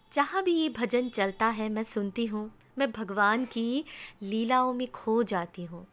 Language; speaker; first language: Hindi; non-native, local second language; Bangla